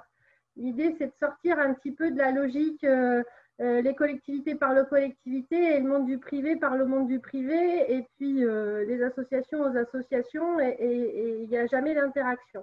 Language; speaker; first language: French; native; French